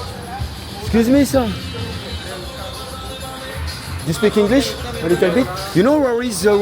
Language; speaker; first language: English; non-native, learner; French